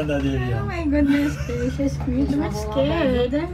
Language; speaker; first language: English; non-native, learner; Filipino